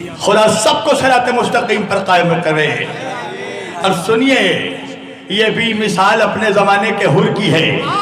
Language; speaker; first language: Urdu; native; Urdu